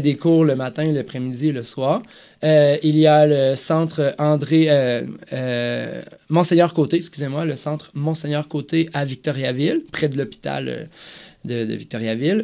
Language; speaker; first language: French; native; French